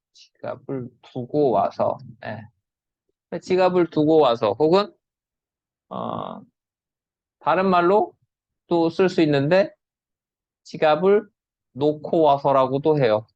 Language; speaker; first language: Korean; native; Korean